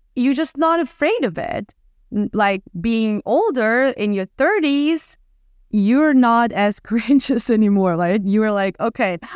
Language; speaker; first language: English; non-native, fluent; Russian